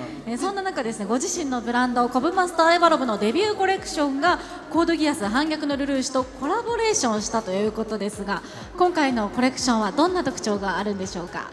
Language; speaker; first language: Japanese; native; Japanese